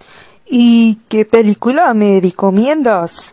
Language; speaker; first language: Spanish; non-native, learner; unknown